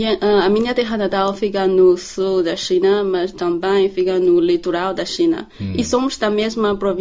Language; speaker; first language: Portuguese; non-native, learner; Chinese